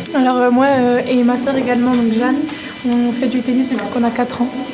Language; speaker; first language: French; native; French